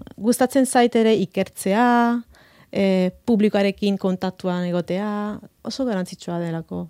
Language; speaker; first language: Basque; non-native, fluent; Italian